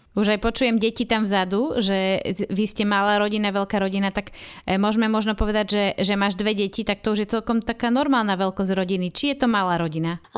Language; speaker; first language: Slovak; native; Slovak